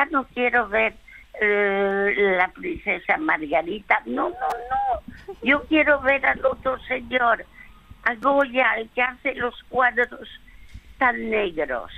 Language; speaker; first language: Spanish; early bilingual, other home language; French